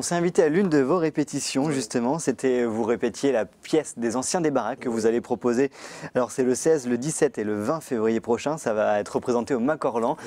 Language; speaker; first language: French; native; French